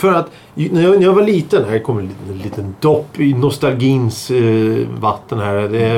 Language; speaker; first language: Swedish; native; Swedish